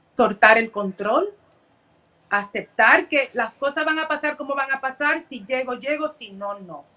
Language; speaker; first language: Spanish; early bilingual, heritage; Spanish